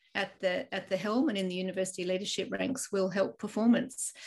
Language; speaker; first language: English; native; English